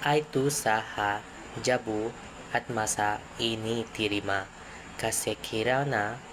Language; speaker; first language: Indonesian; non-native, learner; Filipino